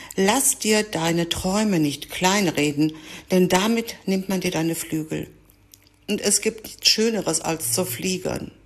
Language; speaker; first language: German; early bilingual, other home language; Greek